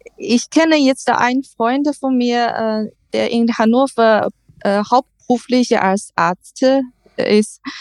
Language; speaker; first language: German; non-native, learner; Chinese